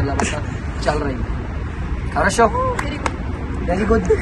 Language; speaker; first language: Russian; non-native, learner; Punjabi